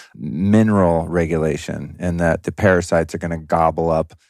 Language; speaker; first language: English; native; English